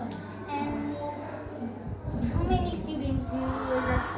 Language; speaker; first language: English; non-native, learner; Vietnamese